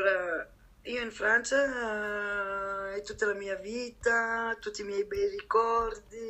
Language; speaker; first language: Italian; non-native, fluent; French